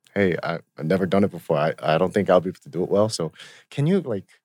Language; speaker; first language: English; early bilingual, other home language; Korean